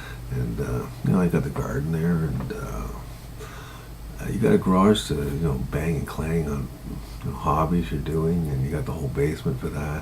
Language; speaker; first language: English; native; English